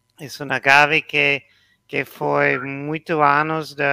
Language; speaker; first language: Portuguese; non-native, learner; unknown